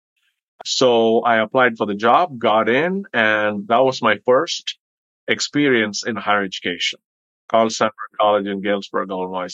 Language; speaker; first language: English; non-native, local second language; Tamil